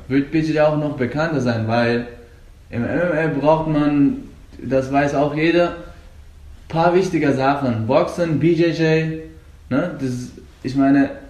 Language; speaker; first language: German; non-native, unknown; Persian